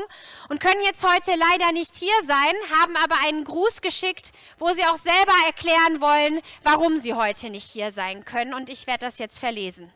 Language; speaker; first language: German; native; German